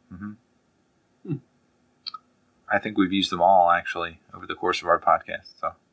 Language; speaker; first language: English; native; English